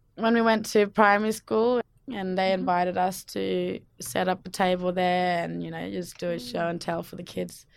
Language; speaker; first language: English; non-native, local second language; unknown